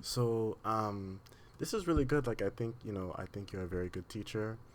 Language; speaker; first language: English; non-native, learner; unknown